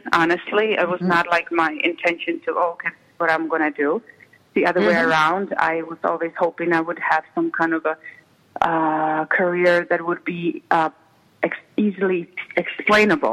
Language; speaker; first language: English; non-native, fluent; Czech